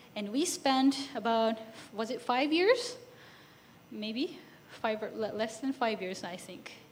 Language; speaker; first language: English; non-native, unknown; Japanese